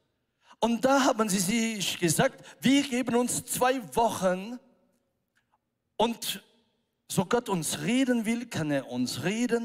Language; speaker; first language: German; non-native, fluent; French